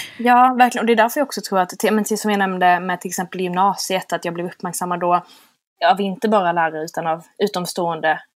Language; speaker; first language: Swedish; native; Swedish